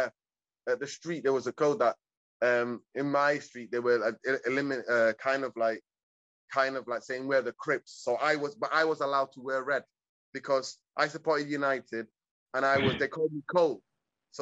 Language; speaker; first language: English; early bilingual, other home language; Somali